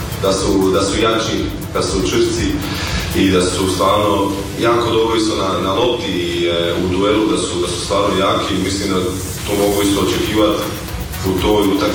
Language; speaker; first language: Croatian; early bilingual, heritage; Croatian